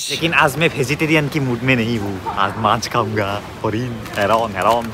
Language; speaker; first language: Hindi; non-native, local second language; Assamese